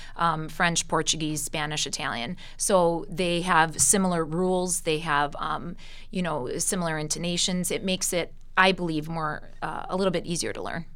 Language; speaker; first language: English; early bilingual, other home language; Italian